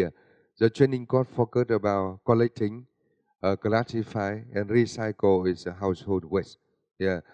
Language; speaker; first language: English; non-native, learner; Vietnamese